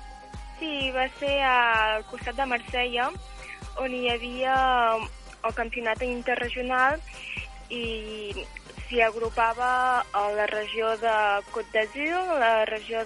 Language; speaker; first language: Catalan; early bilingual, heritage; Catalan